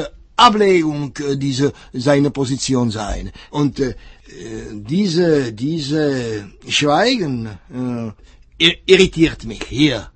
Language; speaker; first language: German; non-native, fluent; Czech